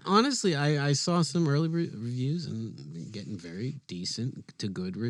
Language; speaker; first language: English; native; English